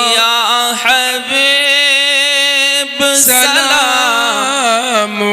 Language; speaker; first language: Bangla; native; Bangla